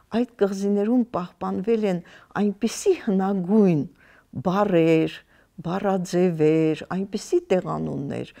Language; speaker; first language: Armenian; native; Armenian